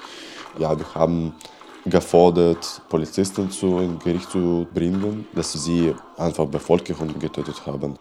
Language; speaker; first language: German; non-native, learner; Belarusian